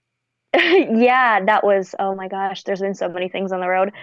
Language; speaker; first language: English; native; English